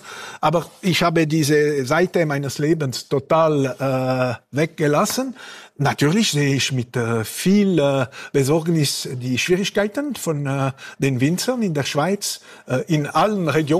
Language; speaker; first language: German; non-native, local second language; French